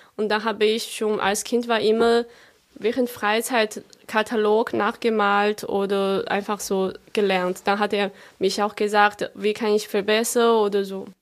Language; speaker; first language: German; non-native, fluent; Chinese